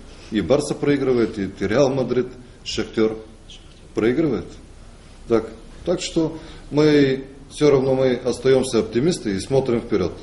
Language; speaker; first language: Russian; non-native, fluent; Bulgarian